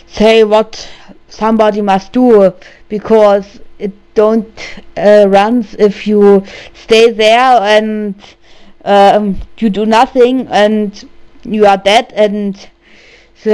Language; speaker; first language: English; non-native, learner; German